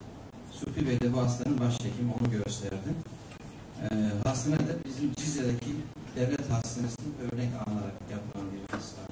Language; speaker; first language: Turkish; native; Turkish